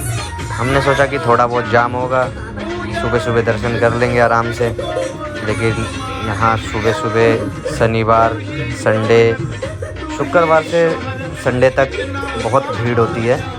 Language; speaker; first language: Hindi; native; Hindi